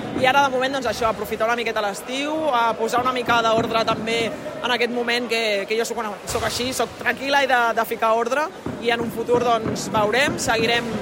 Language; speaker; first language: Catalan; early bilingual, other home language; Spanish